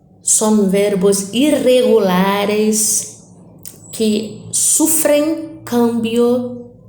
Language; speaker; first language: Spanish; non-native, fluent; Portuguese